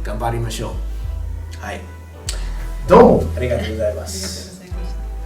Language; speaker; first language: Japanese; non-native, learner; English